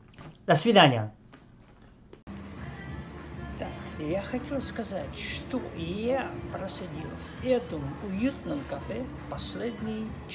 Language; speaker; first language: Russian; non-native, fluent; Slovak